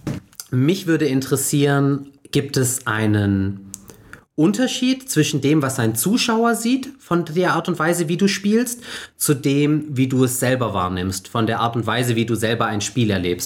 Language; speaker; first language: German; native; German